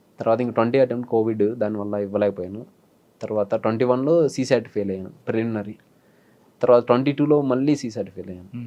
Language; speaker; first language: Telugu; native; Telugu